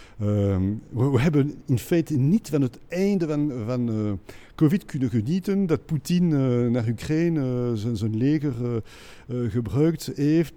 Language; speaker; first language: Dutch; non-native, local second language; French